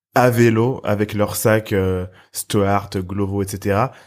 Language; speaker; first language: French; native; French